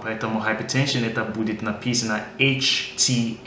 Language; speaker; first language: Russian; non-native, fluent; English